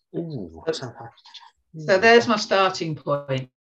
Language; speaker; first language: English; native; English